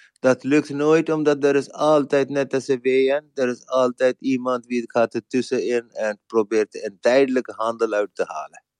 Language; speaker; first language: Dutch; non-native, learner; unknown